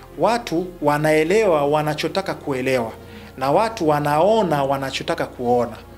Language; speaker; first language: Swahili; native; Swahili